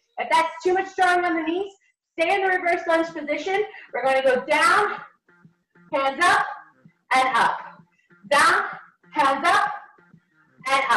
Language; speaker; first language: English; native; English